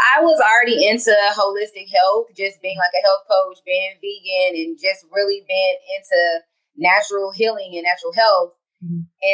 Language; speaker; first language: English; native; English